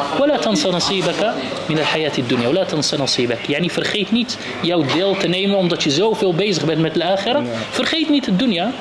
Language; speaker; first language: Dutch; early bilingual, other home language; Arabic